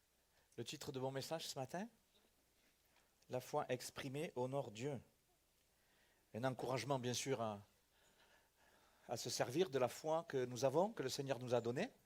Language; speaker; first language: French; native; French